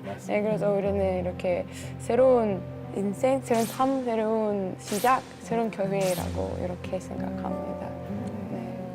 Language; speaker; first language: Korean; non-native, learner; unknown